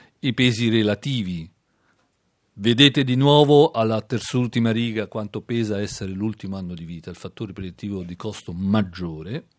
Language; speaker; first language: Italian; native; Italian